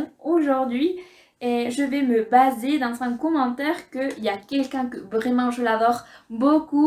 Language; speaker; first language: French; non-native, fluent; Spanish